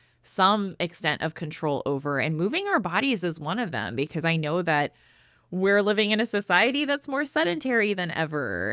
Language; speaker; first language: English; native; English